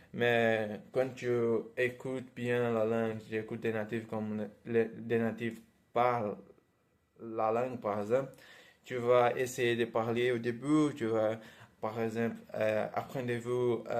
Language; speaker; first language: French; non-native, fluent; Portuguese